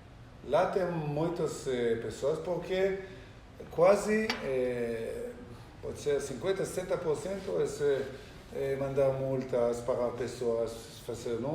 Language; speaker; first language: Portuguese; non-native, learner; Hebrew